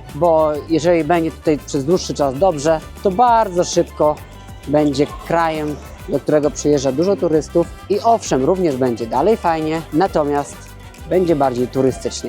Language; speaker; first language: Polish; native; Polish